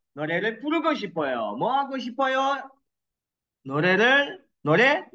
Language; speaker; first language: Korean; non-native, fluent; Kyrgyz